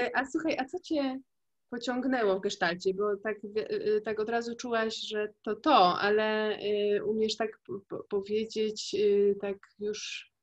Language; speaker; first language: Polish; native; Polish